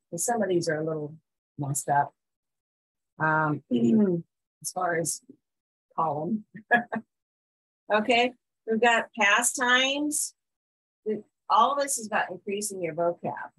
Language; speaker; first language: English; native; English